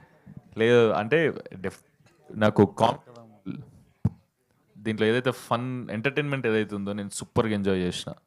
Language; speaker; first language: Telugu; native; Telugu